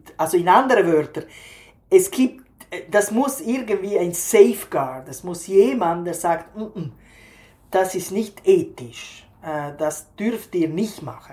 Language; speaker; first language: German; non-native, fluent; Italian